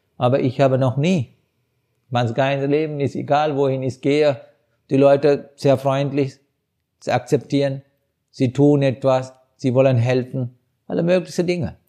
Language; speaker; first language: German; non-native, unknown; Sinhala